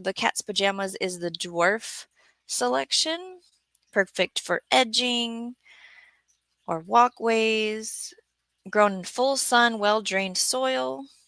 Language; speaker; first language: English; native; English